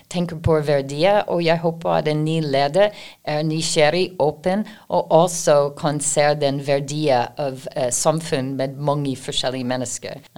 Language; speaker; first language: Norwegian; non-native, fluent; English